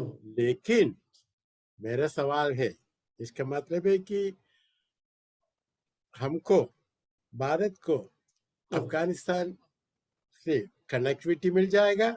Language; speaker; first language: Hindi; non-native, local second language; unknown